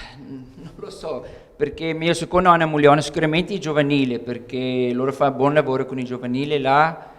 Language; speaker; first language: Italian; non-native, learner; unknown